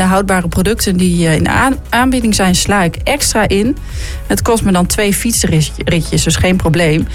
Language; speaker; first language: Dutch; native; Dutch